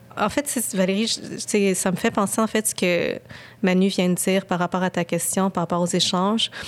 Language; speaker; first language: French; native; French